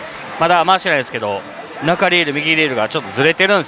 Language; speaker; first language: Japanese; native; Japanese